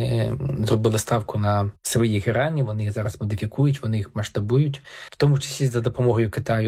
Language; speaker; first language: Ukrainian; native; Ukrainian